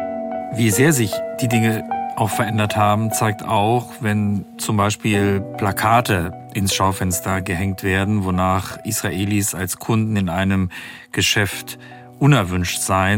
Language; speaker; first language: German; native; German